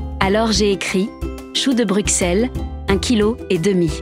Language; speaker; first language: French; non-native, local second language; Arabic